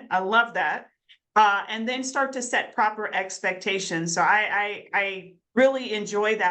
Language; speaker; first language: English; native; English